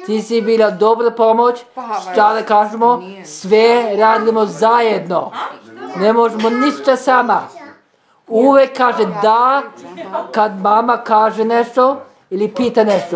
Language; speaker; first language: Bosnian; non-native, learner; Norwegian